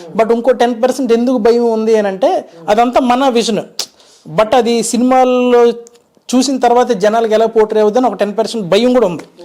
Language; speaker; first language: Telugu; native; Telugu